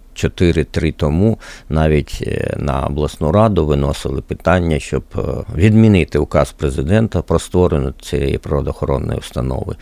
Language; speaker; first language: Ukrainian; native; Ukrainian